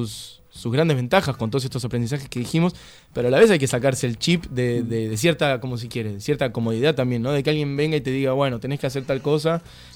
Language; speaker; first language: Spanish; native; Spanish